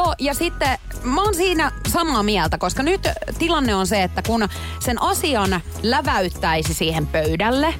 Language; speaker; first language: Finnish; native; Finnish